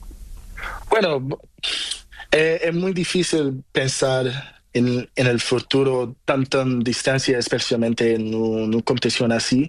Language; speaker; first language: Spanish; non-native, learner; Portuguese